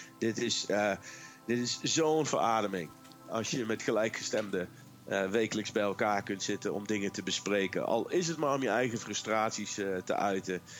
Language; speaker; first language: Dutch; native; Dutch